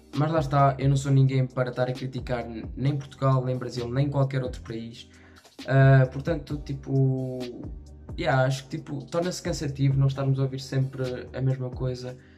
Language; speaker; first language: Portuguese; native; Portuguese